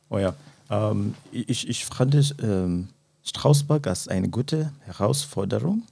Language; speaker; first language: German; non-native, fluent; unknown